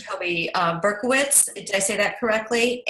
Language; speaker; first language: English; native; English